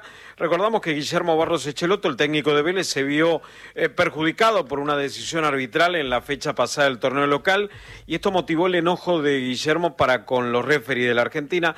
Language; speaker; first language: Spanish; native; Spanish